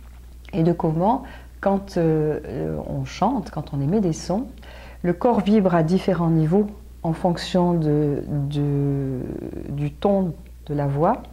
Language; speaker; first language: French; native; French